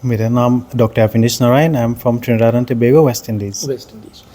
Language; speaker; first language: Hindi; non-native, learner; English